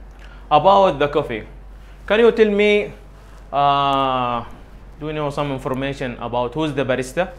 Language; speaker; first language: English; non-native, learner; Arabic